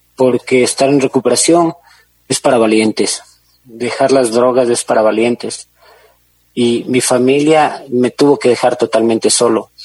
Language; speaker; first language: Spanish; native; Spanish